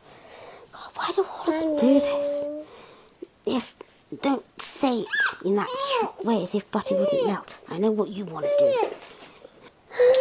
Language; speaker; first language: English; native; English